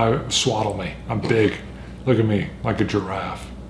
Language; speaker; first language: English; native; English